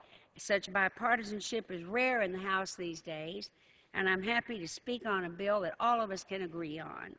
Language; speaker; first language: English; native; English